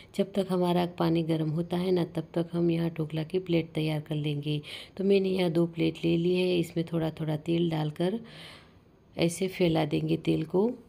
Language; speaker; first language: Hindi; non-native, local second language; Gujarati